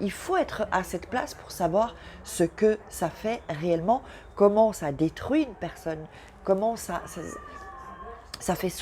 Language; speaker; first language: French; native; French